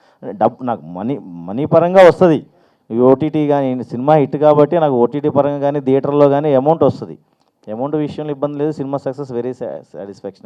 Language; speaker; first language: Telugu; native; Telugu